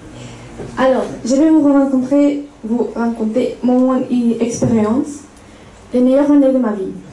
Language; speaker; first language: French; non-native, fluent; Spanish